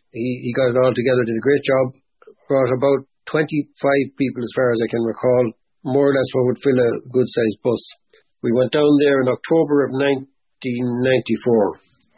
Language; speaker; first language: English; native; English